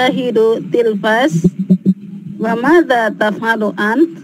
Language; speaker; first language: Arabic; non-native, learner; Indonesian